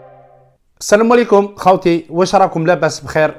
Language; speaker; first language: Arabic; native; Arabic